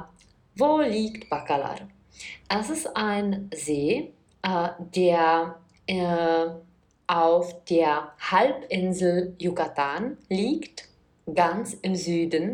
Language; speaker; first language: German; non-native, fluent; Czech